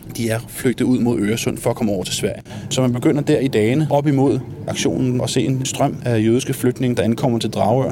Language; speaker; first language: Danish; native; Danish